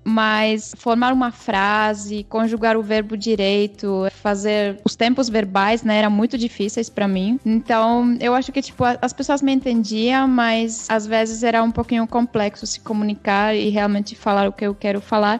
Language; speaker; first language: Portuguese; non-native, fluent; Czech